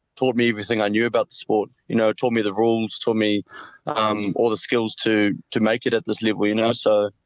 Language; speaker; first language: English; early bilingual, other home language; Samoan